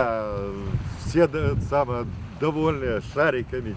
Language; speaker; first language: Russian; native; Russian